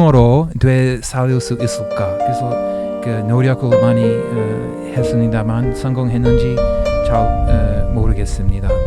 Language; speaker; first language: Korean; non-native, fluent; English